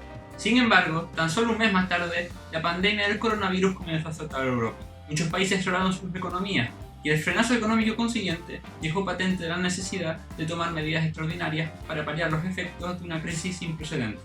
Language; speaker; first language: Spanish; native; Spanish